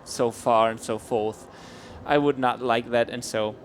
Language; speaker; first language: English; non-native, fluent; German